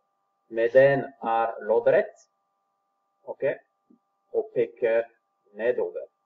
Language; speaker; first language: Norwegian; non-native, fluent; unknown